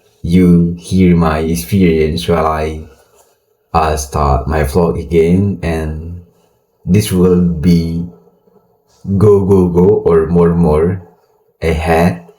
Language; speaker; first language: English; non-native, learner; Indonesian